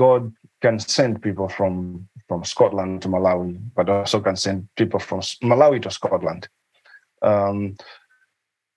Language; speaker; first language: English; non-native, local second language; Nyanja